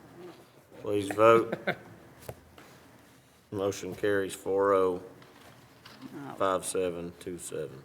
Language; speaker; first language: English; native; English